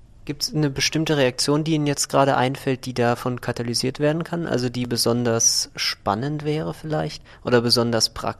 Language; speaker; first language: German; native; German